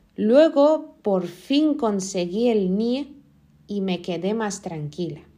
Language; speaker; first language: Spanish; non-native, fluent; Lithuanian